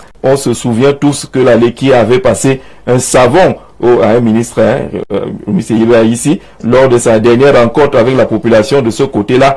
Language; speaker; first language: French; native; French